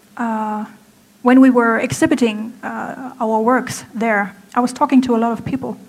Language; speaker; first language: English; non-native, fluent; German